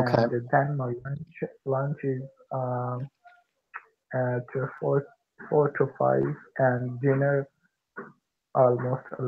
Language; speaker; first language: English; non-native, learner; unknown